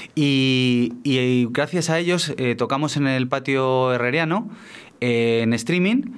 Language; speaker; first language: Spanish; native; Spanish